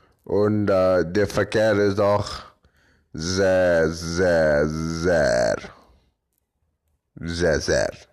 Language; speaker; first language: German; non-native, learner; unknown